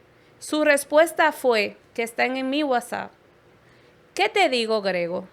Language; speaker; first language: Spanish; native; Spanish